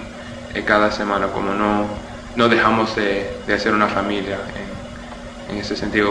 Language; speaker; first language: Spanish; early bilingual, heritage; Spanish